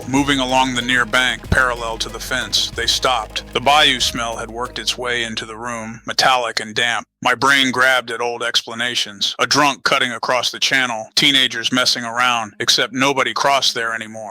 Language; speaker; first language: English; native; English